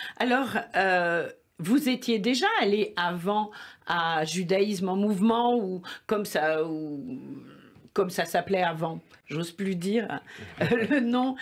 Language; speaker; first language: French; native; French